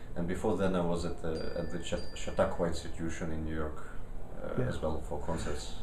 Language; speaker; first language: English; early bilingual, other home language; Ukrainian